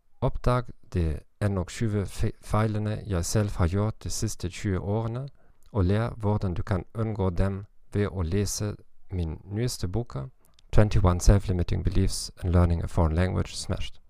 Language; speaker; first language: Norwegian; non-native, learner; German